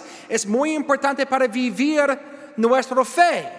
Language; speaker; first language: Spanish; non-native, learner; English